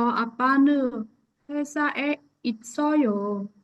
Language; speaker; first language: Korean; non-native, learner; Burmese